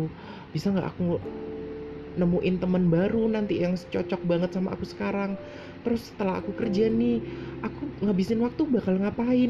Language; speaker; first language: Indonesian; native; Indonesian